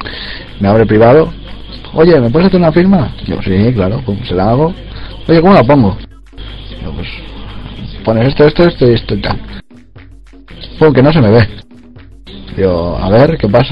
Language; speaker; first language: Spanish; native; Spanish